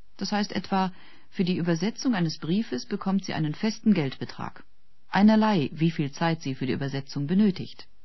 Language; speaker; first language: German; native; German